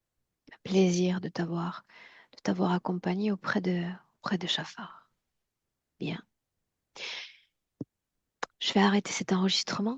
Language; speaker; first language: French; native; French